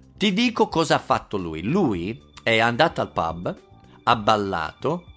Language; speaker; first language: Italian; non-native, fluent; English